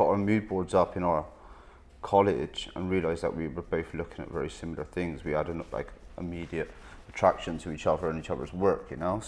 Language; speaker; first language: English; native; English